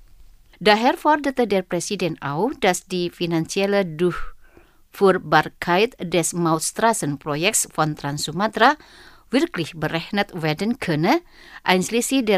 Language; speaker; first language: German; non-native, fluent; Indonesian